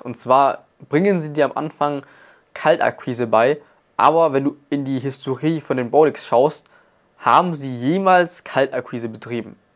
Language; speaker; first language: German; native; German